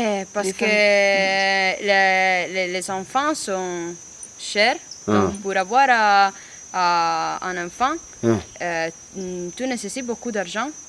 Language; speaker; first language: French; non-native, learner; Italian